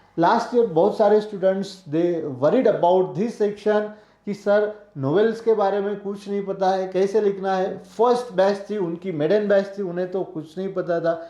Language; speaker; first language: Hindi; non-native, local second language; Marathi